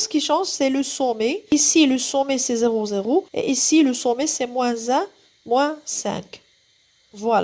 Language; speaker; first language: French; non-native, local second language; Arabic